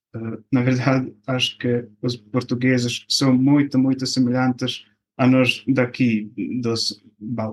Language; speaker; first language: Portuguese; non-native, fluent; Bosnian